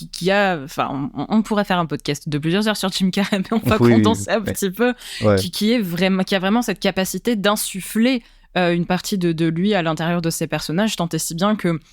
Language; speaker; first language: French; native; French